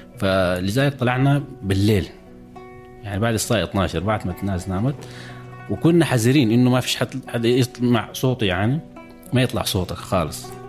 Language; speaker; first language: Arabic; native; Arabic